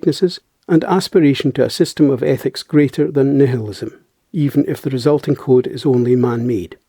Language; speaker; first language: English; native; English